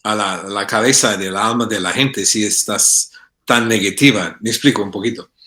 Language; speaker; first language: Spanish; non-native, fluent; English